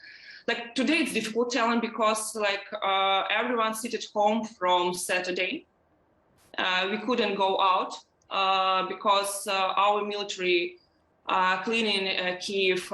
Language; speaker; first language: English; non-native, learner; Ukrainian